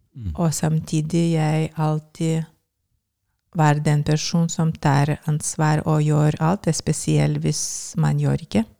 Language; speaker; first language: Norwegian; non-native, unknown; Lithuanian